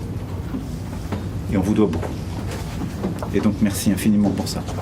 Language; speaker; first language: French; native; French